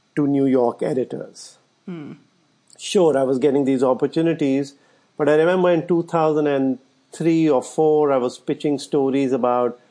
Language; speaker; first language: English; non-native, local second language; Urdu